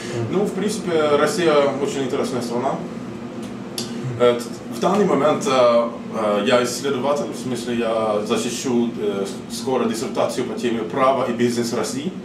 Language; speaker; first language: Russian; non-native, fluent; Swedish